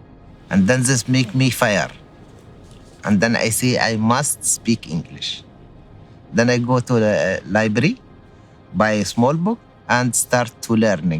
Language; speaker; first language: English; non-native, learner; Arabic